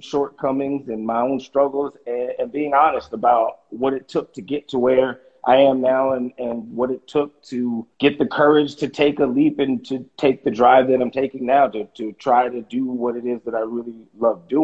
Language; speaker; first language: English; native; English